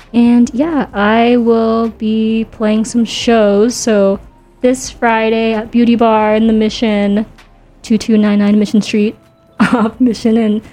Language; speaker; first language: English; native; English